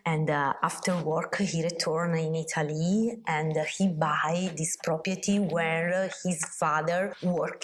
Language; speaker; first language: English; non-native, learner; Italian